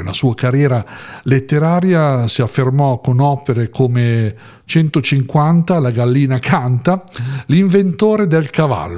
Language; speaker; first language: Italian; native; Italian